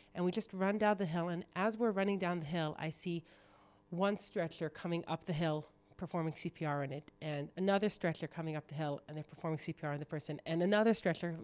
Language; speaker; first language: English; native; English